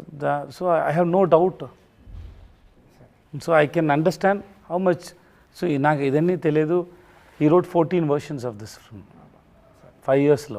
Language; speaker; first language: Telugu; non-native, learner; Tamil